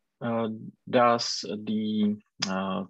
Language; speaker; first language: German; non-native, learner; Czech